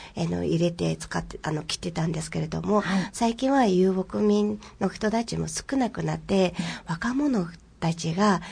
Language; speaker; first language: Japanese; non-native, fluent; Mongolian